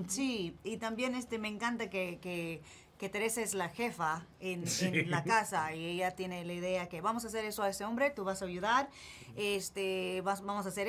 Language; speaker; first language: Spanish; early bilingual, heritage; English